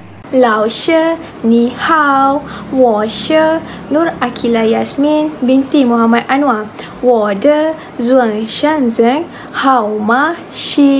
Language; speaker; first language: Chinese; non-native, learner; Malay